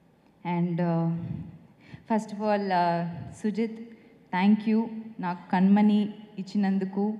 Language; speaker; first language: Telugu; non-native, fluent; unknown